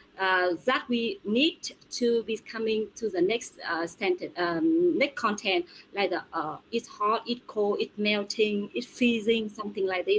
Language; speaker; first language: English; non-native, fluent; Vietnamese